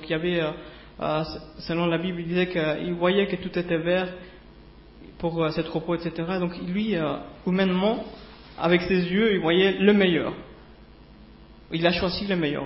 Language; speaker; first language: French; native; French